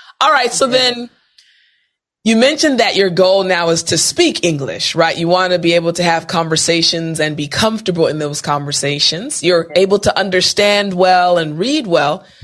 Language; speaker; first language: English; native; English